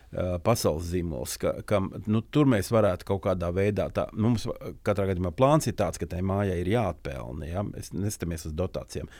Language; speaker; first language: Latvian; native; Latvian